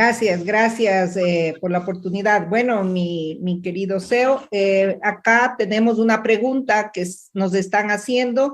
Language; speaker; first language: Spanish; native; Spanish